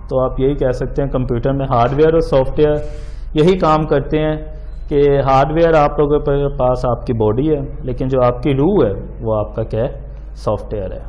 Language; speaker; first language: Urdu; non-native, local second language; Punjabi